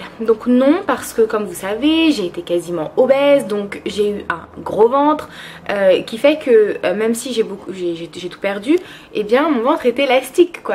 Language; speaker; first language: French; early bilingual, other home language; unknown